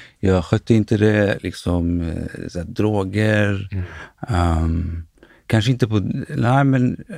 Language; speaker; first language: Swedish; early bilingual, other home language; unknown